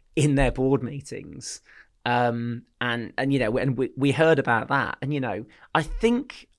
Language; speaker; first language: English; native; English